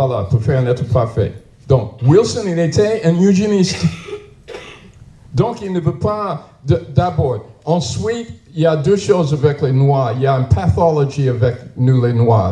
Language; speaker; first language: French; non-native, learner; English